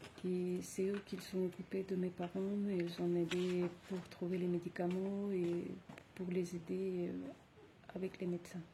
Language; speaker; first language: French; non-native, fluent; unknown